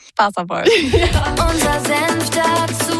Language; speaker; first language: German; native; German